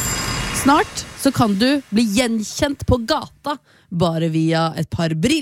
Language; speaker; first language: Norwegian; native; Norwegian